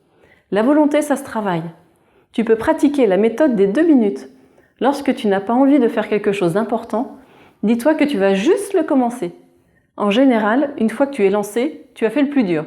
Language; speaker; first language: French; native; French